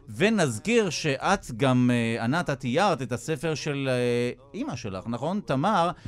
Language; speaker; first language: Hebrew; native; Hebrew